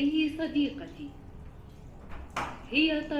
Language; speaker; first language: Arabic; non-native, learner; Indonesian